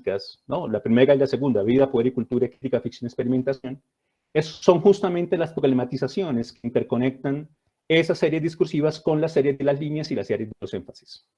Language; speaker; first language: Spanish; native; Spanish